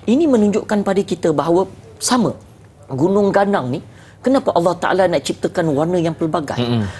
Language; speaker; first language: Malay; native; Malay